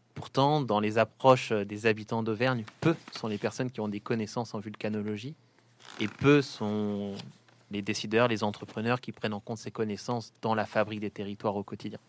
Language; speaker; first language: French; native; French